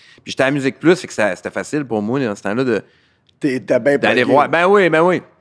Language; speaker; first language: French; native; French